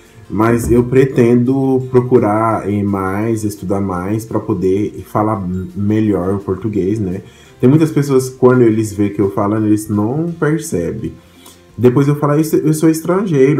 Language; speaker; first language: Portuguese; non-native, fluent; Haitian Creole